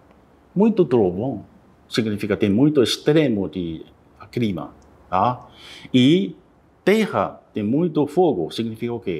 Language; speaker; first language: Portuguese; non-native, learner; Chinese